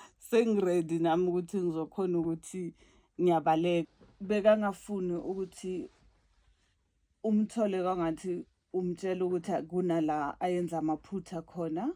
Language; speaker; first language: Zulu; non-native, local second language; South Ndebele